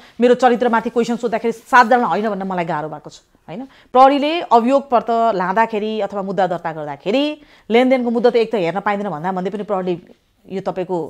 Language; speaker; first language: Nepali; native; Nepali